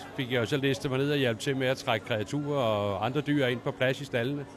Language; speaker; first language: Danish; native; Danish